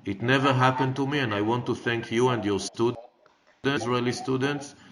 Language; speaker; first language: English; non-native, fluent; Hebrew